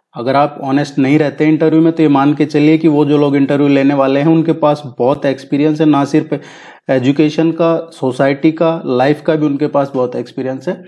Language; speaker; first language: Hindi; native; Hindi